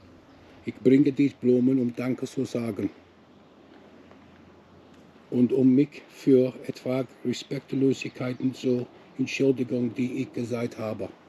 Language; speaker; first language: German; non-native, learner; English